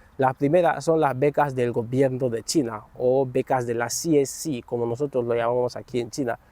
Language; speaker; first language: Spanish; native; Spanish